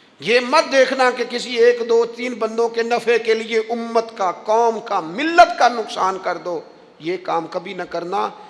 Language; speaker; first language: Urdu; non-native, local second language; Punjabi